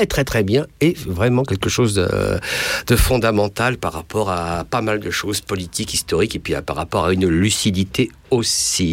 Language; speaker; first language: French; native; French